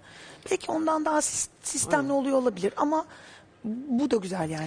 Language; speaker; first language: Turkish; native; Turkish